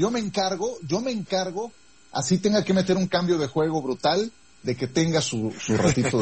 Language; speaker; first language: Spanish; native; Spanish